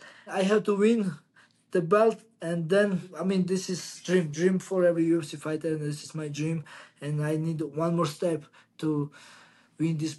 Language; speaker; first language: English; non-native, learner; Georgian